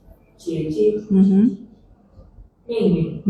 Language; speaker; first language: Chinese; non-native, learner; Indonesian